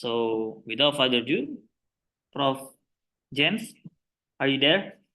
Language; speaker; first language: English; non-native, learner; Indonesian